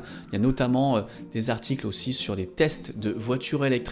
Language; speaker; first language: French; native; French